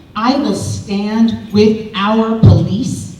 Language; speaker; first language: English; early bilingual, other home language; Spanish